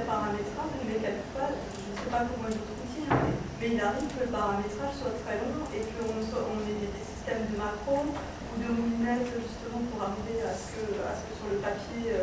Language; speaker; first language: French; native; French